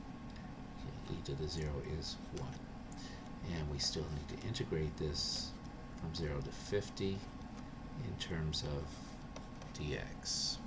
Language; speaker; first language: English; native; English